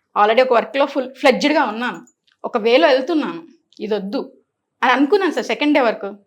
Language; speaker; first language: Telugu; native; Telugu